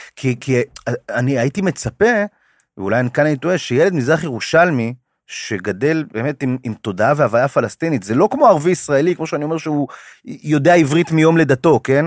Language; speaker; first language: Hebrew; native; Hebrew